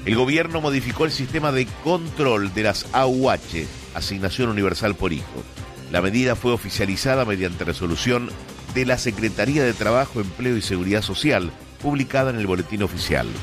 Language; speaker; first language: Spanish; native; Spanish